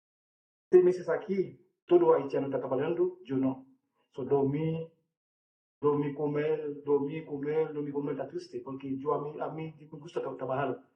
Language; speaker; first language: Spanish; non-native, learner; Haitian Creole